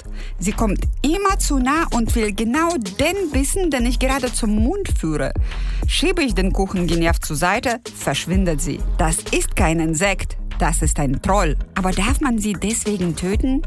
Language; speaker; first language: German; non-native, fluent; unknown